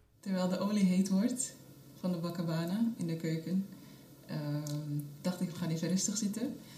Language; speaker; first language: Dutch; early bilingual, other home language; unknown